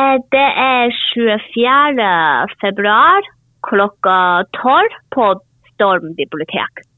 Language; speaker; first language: Norwegian; non-native, learner; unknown